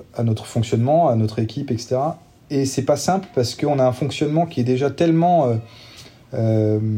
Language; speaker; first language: French; native; French